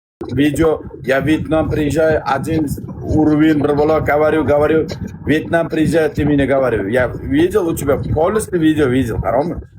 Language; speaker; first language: Russian; non-native, learner; Uzbek